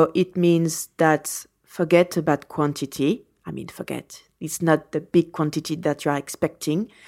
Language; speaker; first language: English; non-native, fluent; French